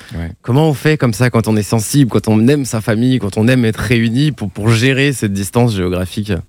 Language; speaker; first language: French; native; French